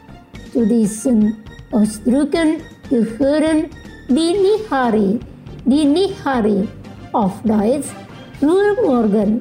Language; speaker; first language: German; non-native, local second language; Indonesian